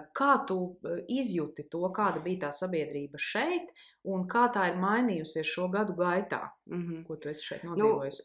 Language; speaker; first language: Latvian; native; Latvian